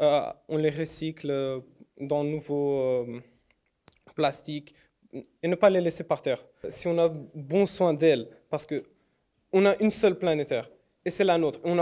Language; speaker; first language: French; non-native, learner; Romanian